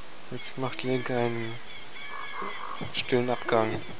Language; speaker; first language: German; native; German